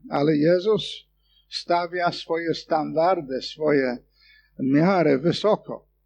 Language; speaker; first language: Polish; non-native, fluent; English